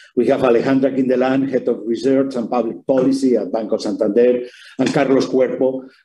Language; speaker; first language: English; non-native, fluent; Spanish